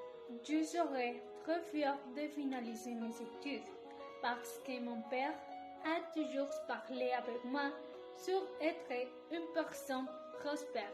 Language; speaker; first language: French; non-native, learner; Spanish